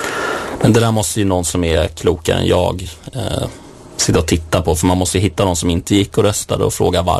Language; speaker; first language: Swedish; native; Swedish